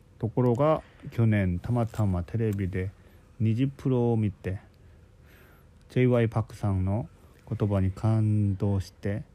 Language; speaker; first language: Japanese; non-native, local second language; Korean